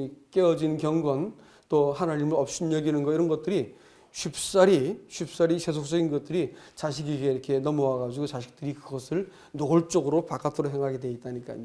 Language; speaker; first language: Korean; native; Korean